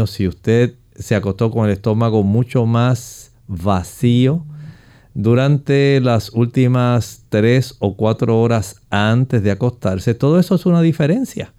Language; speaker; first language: Spanish; native; Spanish